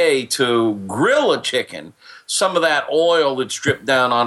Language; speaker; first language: English; native; English